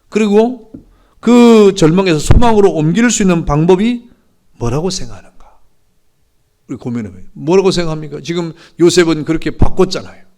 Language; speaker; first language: Korean; native; Korean